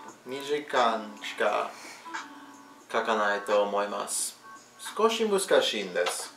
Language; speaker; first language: Japanese; non-native, learner; English